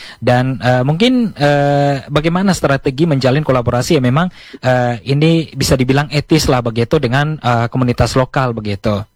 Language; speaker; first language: Indonesian; native; Indonesian